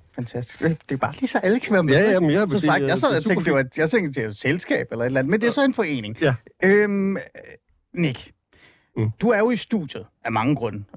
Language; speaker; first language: Danish; non-native, fluent; Persian